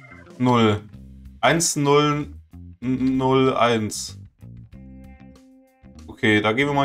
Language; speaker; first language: German; native; German